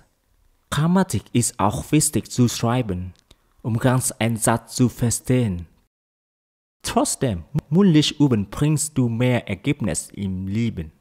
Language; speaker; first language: German; non-native, learner; Vietnamese